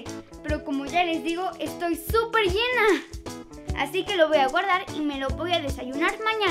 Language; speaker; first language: Spanish; native; Spanish